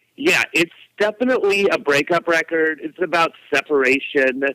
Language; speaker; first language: English; native; English